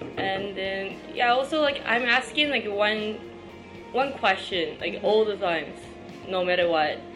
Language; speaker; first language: English; non-native, fluent; Japanese